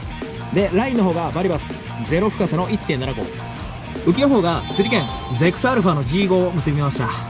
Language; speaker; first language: Japanese; native; Japanese